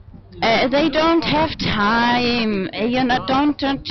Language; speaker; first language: English; non-native, fluent; German